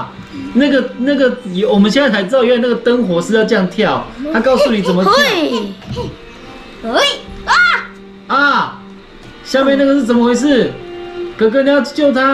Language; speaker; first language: Chinese; native; Chinese